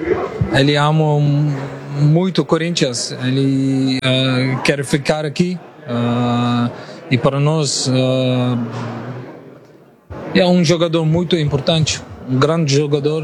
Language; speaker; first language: Portuguese; non-native, learner; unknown